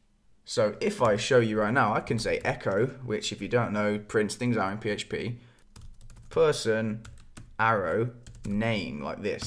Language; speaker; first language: English; native; English